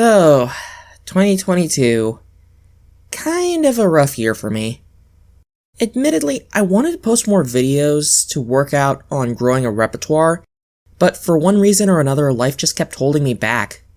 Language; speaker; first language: English; native; English